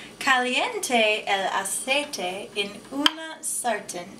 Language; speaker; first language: Spanish; non-native, learner; English